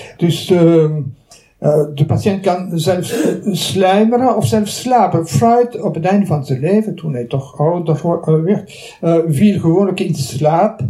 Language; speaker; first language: Dutch; non-native, local second language; French